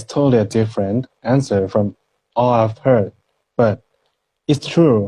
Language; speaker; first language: English; non-native, fluent; Thai